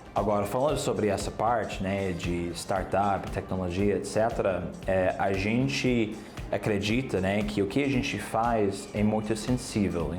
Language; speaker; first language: Portuguese; non-native, fluent; English